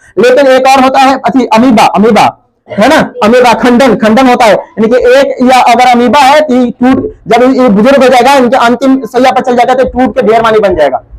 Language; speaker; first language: Hindi; native; Hindi